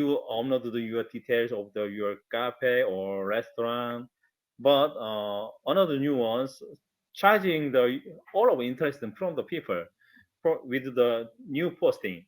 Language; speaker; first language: English; non-native, learner; Korean